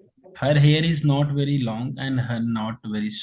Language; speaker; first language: English; non-native, learner; Hindi